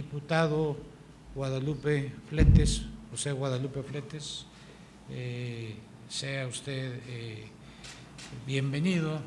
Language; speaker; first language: Spanish; native; Spanish